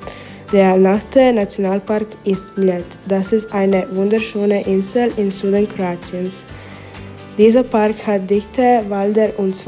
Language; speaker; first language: German; non-native, learner; Croatian